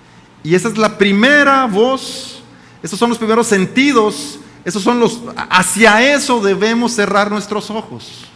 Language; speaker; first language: Spanish; native; Spanish